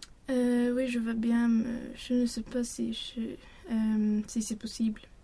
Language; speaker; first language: French; non-native, learner; Swedish